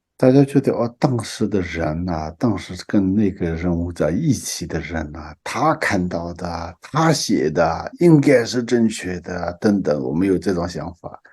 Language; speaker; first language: Chinese; non-native, local second language; Tibetan